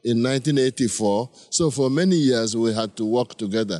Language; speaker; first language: English; non-native, local second language; Igbo